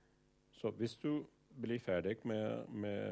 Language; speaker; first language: Norwegian; non-native, fluent; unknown